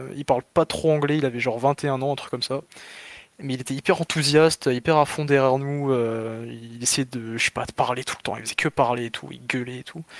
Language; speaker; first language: French; native; French